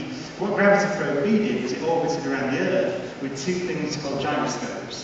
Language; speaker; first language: English; native; English